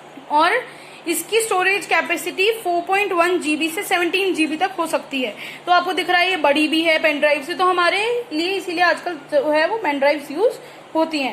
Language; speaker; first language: Hindi; native; Hindi